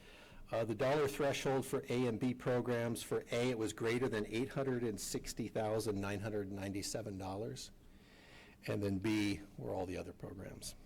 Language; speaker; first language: English; native; English